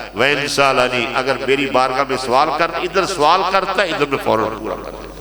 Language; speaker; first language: Urdu; non-native, local second language; Punjabi